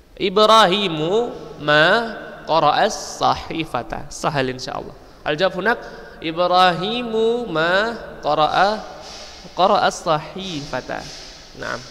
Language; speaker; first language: Arabic; non-native, fluent; Indonesian